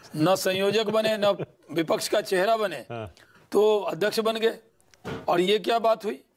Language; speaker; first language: Hindi; native; Hindi